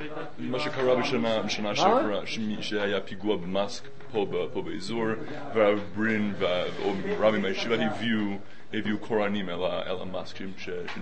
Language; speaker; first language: Hebrew; non-native, learner; English